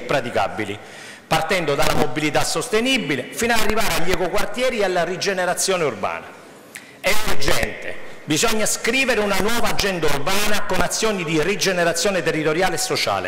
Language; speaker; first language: Italian; native; Italian